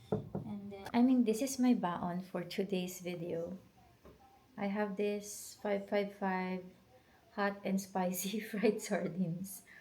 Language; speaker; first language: English; non-native, local second language; Filipino